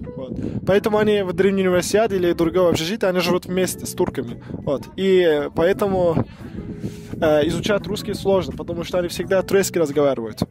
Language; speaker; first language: Russian; non-native, learner; Turkish